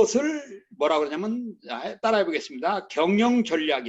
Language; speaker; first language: Korean; native; Korean